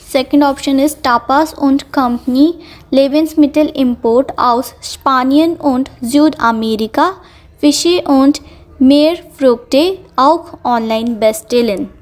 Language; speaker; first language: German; non-native, fluent; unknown